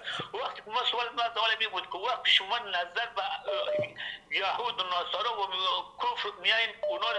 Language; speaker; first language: Persian; native; Persian